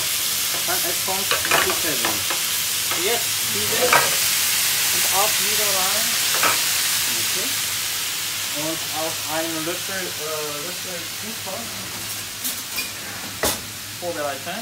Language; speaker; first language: German; non-native, learner; Korean